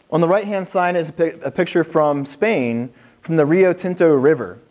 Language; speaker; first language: English; native; English